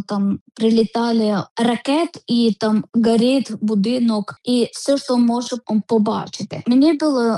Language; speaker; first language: Ukrainian; non-native, learner; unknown